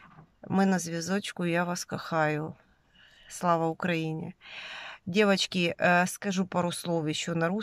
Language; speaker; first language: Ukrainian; non-native, local second language; Russian